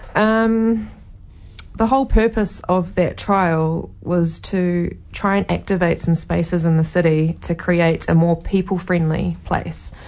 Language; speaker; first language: English; native; English